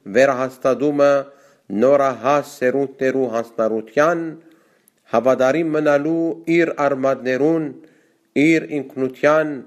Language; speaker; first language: Armenian; native; Armenian